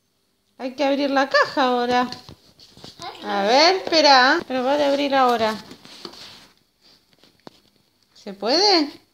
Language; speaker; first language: Spanish; native; Spanish